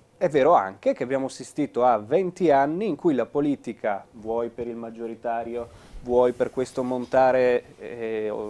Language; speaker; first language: Italian; native; Italian